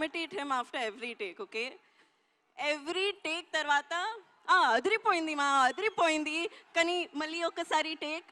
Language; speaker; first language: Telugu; non-native, learner; Hindi